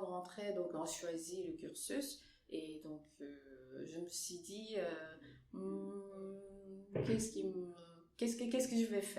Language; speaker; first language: French; non-native, fluent; Japanese